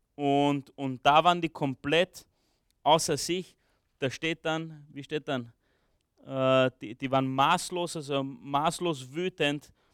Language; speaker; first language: German; early bilingual, other home language; Romanian